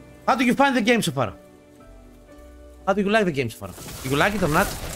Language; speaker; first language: English; non-native, fluent; Greek